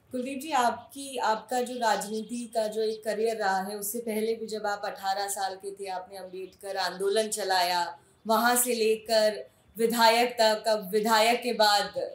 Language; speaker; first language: Hindi; native; Hindi